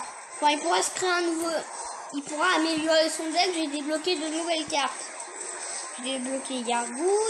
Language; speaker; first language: French; native; French